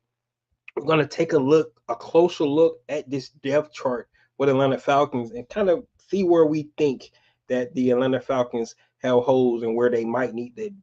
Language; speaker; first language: English; native; English